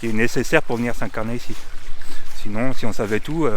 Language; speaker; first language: French; native; French